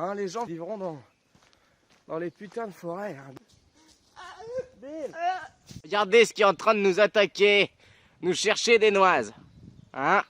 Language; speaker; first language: French; native; French